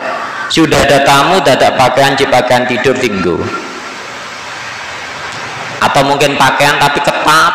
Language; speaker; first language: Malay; non-native, local second language; Javanese